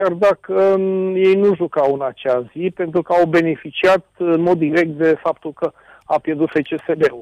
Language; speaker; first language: Romanian; native; Romanian